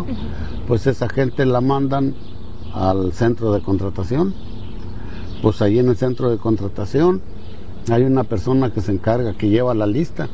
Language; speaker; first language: Spanish; native; Spanish